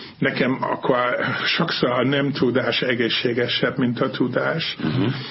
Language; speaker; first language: Hungarian; non-native, fluent; German